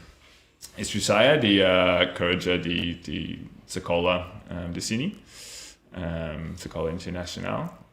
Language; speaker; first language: Indonesian; non-native, learner; English